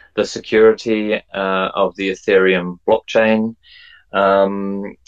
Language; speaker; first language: English; native; English